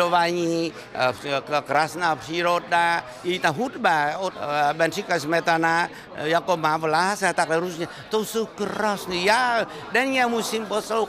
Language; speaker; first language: Czech; non-native, fluent; Vietnamese